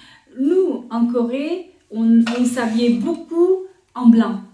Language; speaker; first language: French; non-native, fluent; Korean